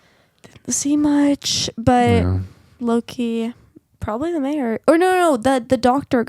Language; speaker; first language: English; native; English